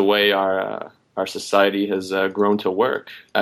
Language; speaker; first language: English; native; English